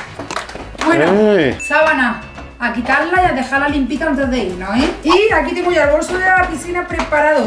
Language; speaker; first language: Spanish; native; Spanish